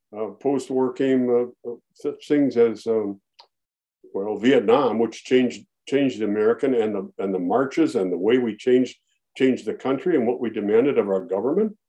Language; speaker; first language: English; native; English